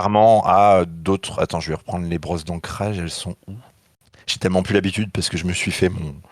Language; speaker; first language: French; native; French